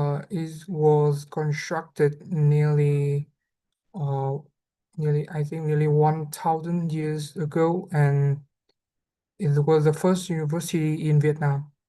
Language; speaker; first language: English; non-native, learner; Vietnamese